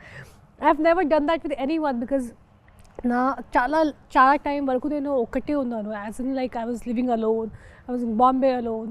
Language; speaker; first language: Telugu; non-native, local second language; Hindi